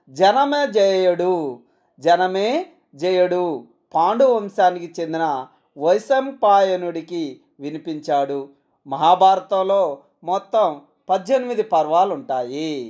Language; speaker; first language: Telugu; native; Telugu